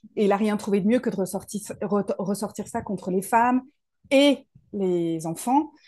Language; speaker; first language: French; native; French